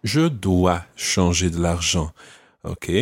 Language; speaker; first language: French; non-native, fluent; English